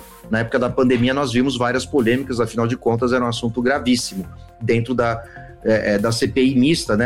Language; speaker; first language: Portuguese; native; Portuguese